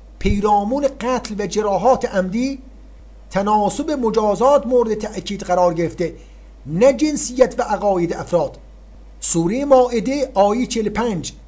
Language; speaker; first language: Persian; native; Persian